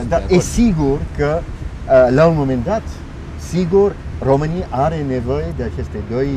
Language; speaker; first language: Romanian; non-native, fluent; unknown